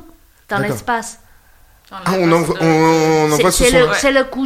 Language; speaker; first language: French; non-native, learner; Chinese